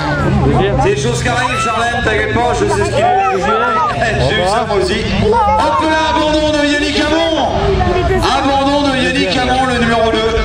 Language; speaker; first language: French; native; French